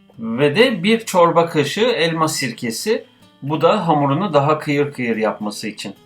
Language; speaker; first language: Turkish; native; Turkish